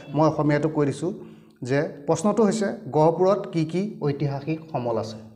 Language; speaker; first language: Assamese; native; Assamese